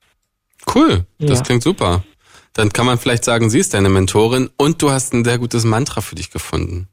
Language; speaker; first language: German; native; German